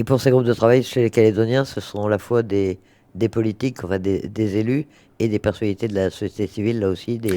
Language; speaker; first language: French; native; French